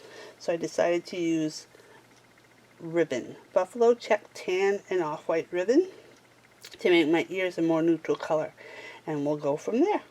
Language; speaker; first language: English; native; English